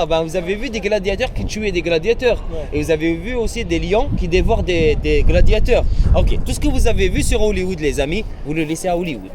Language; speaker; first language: French; non-native, local second language; Arabic